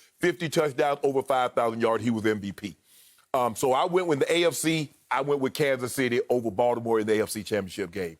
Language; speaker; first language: English; native; English